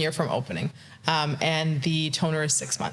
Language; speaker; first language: English; native; English